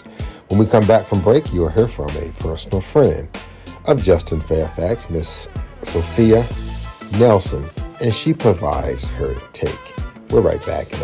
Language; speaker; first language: English; native; English